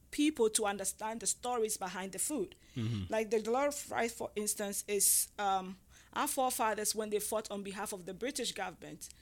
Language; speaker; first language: English; non-native, local second language; Ga